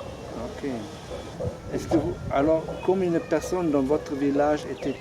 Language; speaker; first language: French; non-native, fluent; German